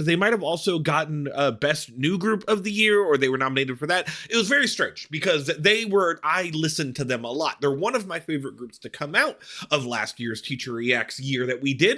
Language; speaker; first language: English; native; English